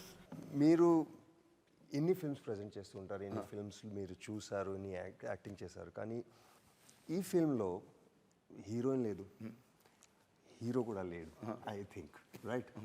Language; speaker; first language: Telugu; early bilingual, heritage; Telugu